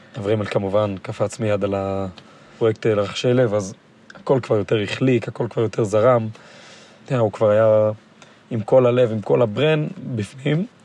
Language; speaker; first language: Hebrew; non-native, local second language; Yiddish